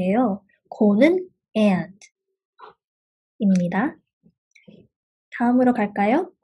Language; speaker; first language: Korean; early bilingual, heritage; Korean